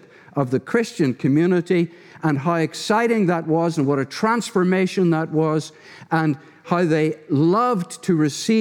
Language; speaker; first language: English; native; English